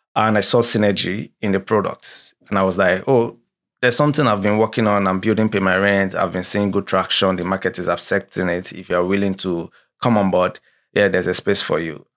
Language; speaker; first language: English; non-native, local second language; Yoruba